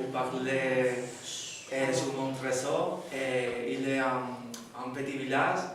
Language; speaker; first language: French; non-native, learner; Spanish